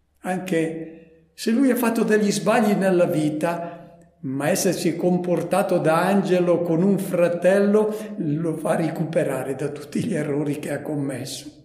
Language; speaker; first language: Italian; native; Italian